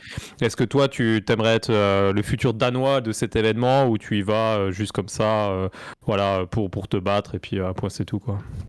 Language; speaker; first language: French; native; French